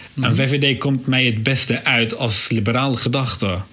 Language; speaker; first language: Dutch; non-native, fluent; Arabic